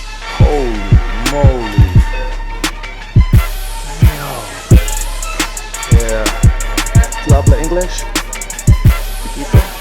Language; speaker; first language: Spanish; non-native, learner; English